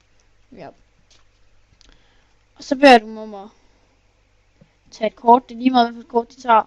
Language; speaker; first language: Danish; native; Danish